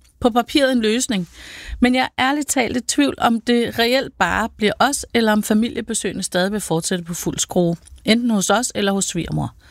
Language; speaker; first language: Danish; native; Danish